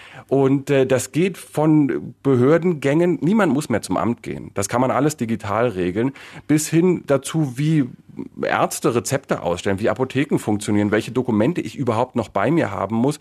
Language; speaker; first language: German; native; German